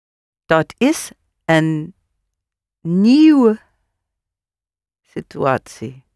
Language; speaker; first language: Dutch; non-native, learner; English